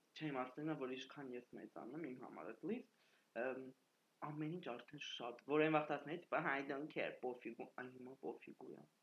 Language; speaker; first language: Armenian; native; Armenian